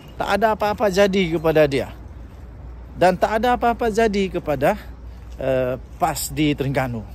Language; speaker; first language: Malay; native; Malay